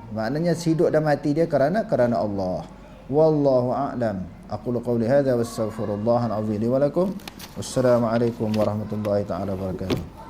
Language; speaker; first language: Malay; native; Malay